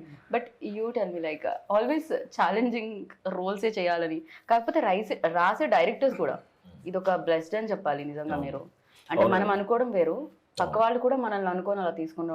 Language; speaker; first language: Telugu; native; Telugu